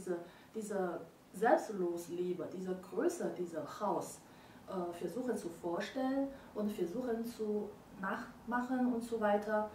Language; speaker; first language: German; non-native, learner; Chinese